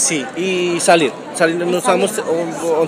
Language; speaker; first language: Spanish; non-native, learner; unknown